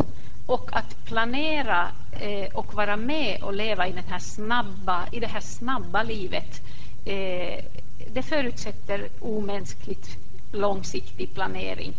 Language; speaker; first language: Swedish; native; Swedish